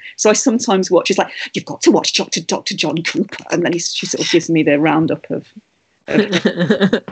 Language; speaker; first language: English; native; English